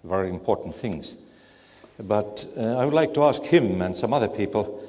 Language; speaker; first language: English; non-native, fluent; Estonian